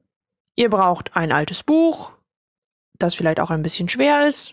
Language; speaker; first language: German; native; German